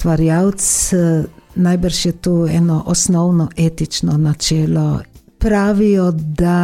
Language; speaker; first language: Slovenian; native; Slovenian